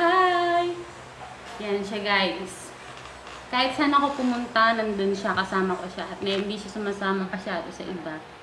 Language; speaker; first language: Filipino; native; Filipino